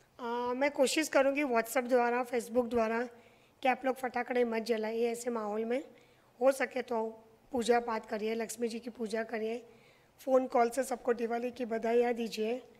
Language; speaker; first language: Hindi; non-native, local second language; Marathi